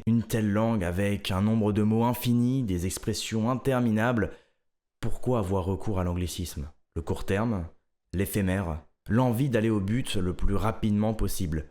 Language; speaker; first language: French; native; French